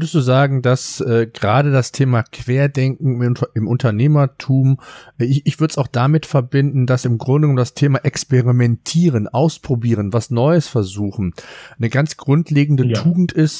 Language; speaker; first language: German; native; German